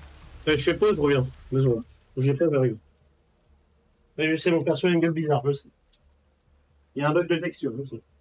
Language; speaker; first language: French; native; French